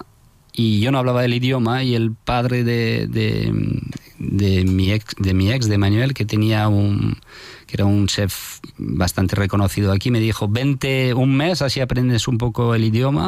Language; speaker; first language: Spanish; non-native, fluent; French